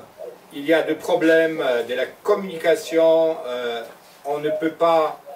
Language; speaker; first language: French; non-native, fluent; Polish